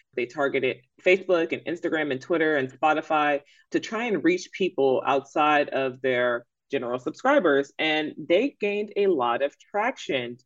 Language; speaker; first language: English; native; English